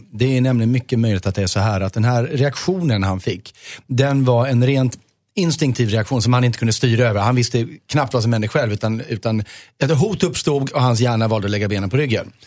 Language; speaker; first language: Swedish; native; Swedish